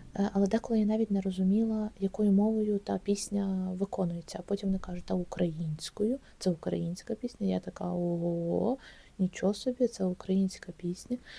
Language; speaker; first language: Ukrainian; native; Ukrainian